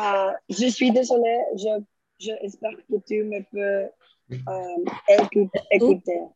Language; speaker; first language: French; non-native, learner; Spanish